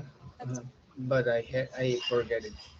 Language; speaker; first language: English; non-native, learner; Spanish